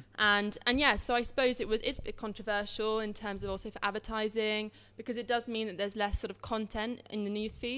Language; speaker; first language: English; native; English